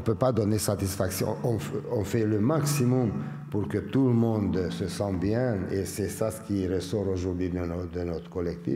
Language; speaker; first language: French; non-native, fluent; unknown